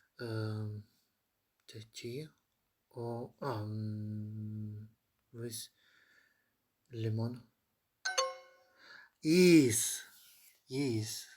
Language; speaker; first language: English; non-native, learner; Ukrainian